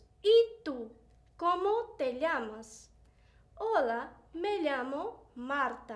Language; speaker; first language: Spanish; non-native, fluent; Portuguese